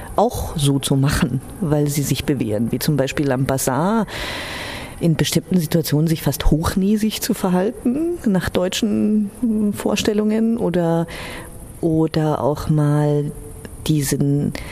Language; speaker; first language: German; early bilingual, heritage; German